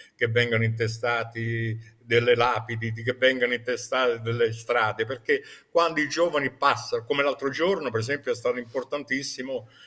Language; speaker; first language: Italian; native; Italian